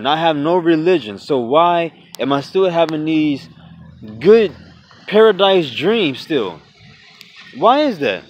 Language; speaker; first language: English; native; English